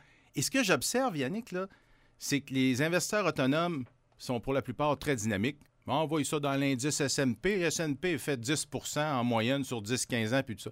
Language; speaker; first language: French; native; French